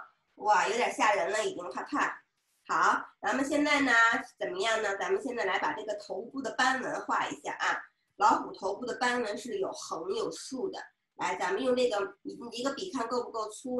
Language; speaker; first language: Chinese; native; Chinese